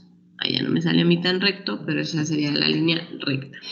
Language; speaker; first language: Spanish; native; Spanish